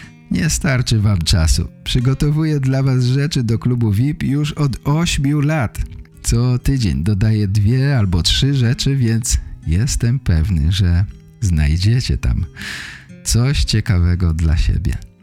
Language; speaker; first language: Polish; native; Polish